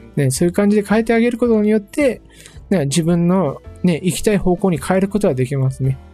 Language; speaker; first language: Japanese; native; Japanese